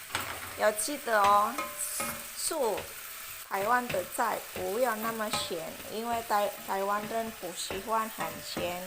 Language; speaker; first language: Chinese; non-native, learner; Indonesian